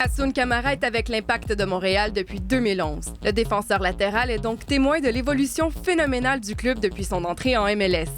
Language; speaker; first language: French; native; French